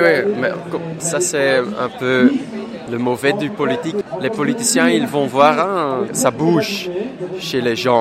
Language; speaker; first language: French; non-native, local second language; Dutch